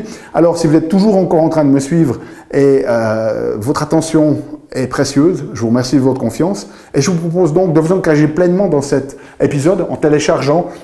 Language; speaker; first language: French; native; French